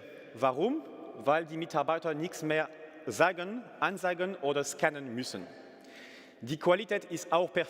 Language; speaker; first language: German; non-native, fluent; French